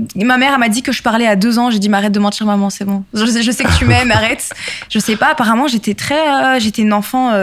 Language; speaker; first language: French; native; French